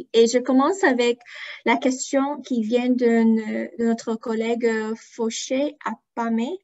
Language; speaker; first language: French; non-native, fluent; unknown